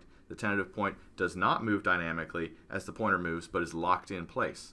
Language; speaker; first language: English; native; English